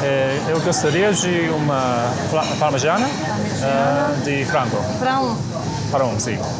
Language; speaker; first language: Portuguese; non-native, learner; Korean